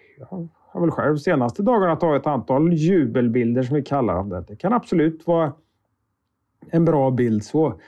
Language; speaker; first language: Swedish; native; Swedish